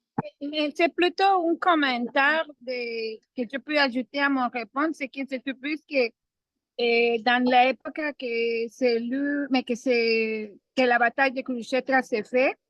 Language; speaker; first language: French; non-native, learner; Spanish